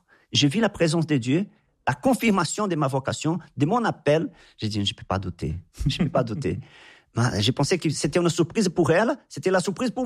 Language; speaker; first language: French; non-native, fluent; Portuguese